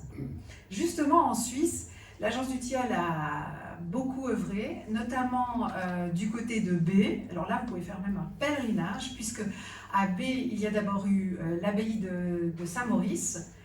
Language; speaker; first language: French; native; French